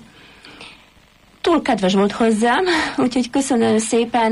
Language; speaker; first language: Hungarian; non-native, fluent; Polish